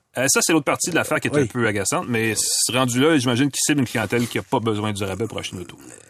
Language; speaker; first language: French; native; French